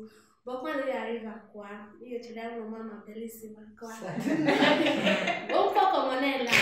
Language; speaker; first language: Italian; non-native, learner; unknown